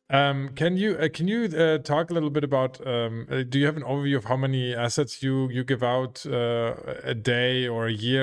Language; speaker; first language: English; non-native, fluent; German